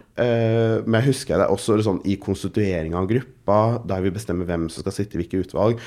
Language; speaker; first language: Norwegian; early bilingual, other home language; Urdu